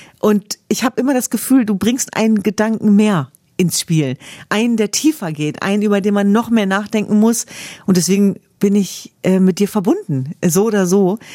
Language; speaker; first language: German; native; German